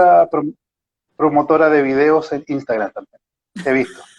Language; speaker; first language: Spanish; native; Spanish